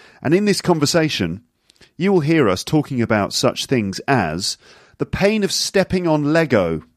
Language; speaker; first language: English; native; English